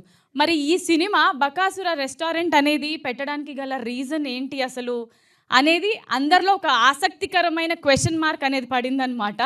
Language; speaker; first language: Telugu; native; Telugu